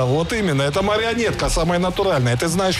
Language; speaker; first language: Russian; native; Russian